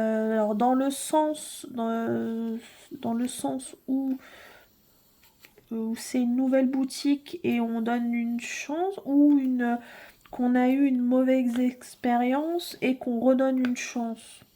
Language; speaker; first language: French; native; French